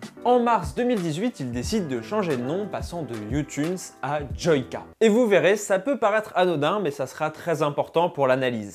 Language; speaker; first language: French; native; French